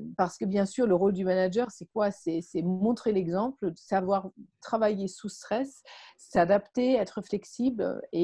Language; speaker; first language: French; non-native, fluent; German